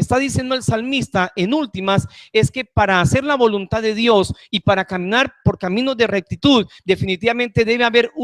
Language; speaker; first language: Spanish; native; Spanish